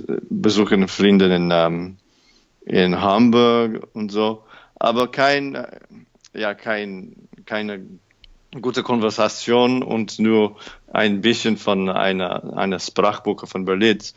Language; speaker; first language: German; non-native, learner; English